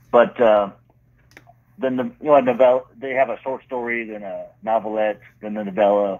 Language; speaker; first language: English; native; English